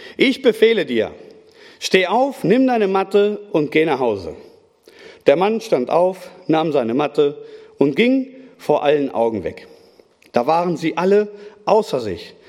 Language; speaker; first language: German; non-native, fluent; Spanish